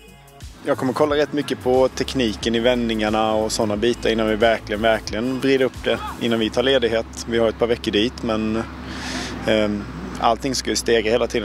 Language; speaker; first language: Swedish; native; Swedish